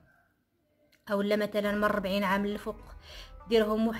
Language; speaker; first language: Arabic; native; Arabic